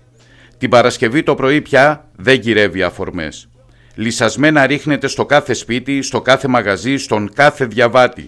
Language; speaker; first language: Greek; native; Greek